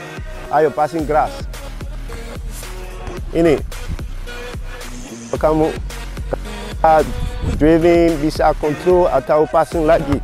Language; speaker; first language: Indonesian; non-native, fluent; English